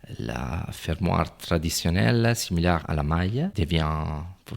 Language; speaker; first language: French; non-native, fluent; Italian